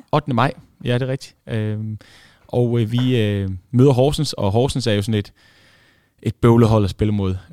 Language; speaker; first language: Danish; early bilingual, other home language; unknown